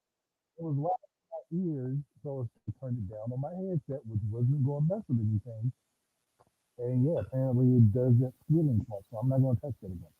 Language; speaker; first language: English; native; English